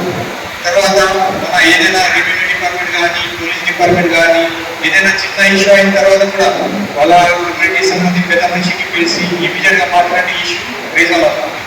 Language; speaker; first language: Telugu; non-native, fluent; Marathi